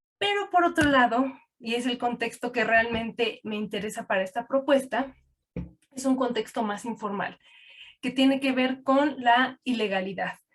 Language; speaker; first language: Spanish; native; Spanish